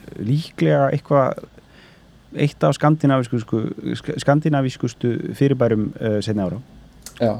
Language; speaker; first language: Icelandic; native; Icelandic